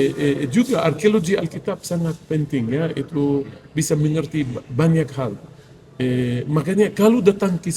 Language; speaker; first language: Indonesian; non-native, fluent; Arabic